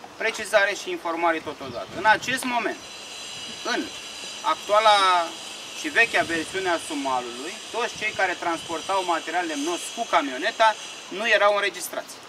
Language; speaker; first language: Romanian; native; Romanian